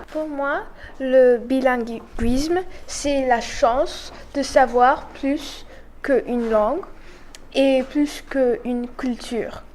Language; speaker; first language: French; non-native, learner; English